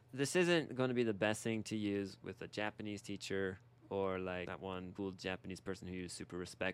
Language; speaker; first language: English; native; English